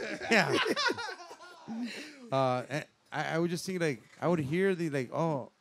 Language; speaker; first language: English; early bilingual, other home language; Spanish